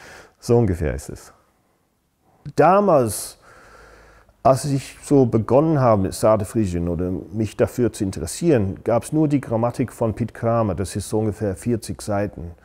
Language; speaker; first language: German; non-native, fluent; English